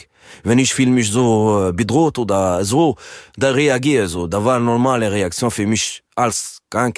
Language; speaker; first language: German; non-native, learner; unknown